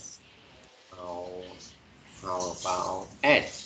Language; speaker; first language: English; non-native, learner; Vietnamese